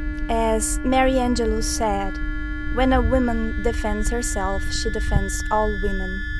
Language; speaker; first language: English; non-native, fluent; Portuguese